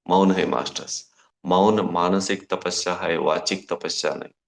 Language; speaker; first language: Hindi; non-native, local second language; Kannada